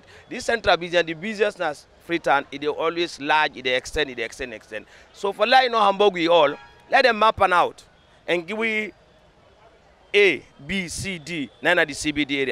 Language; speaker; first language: English; non-native, local second language; Krio